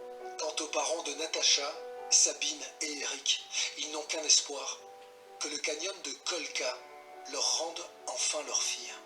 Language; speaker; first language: French; native; French